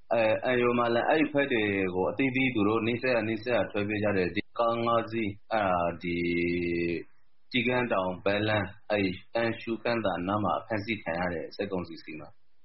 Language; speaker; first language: Burmese; native; Burmese